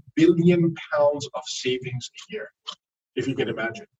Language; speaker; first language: English; non-native, fluent; French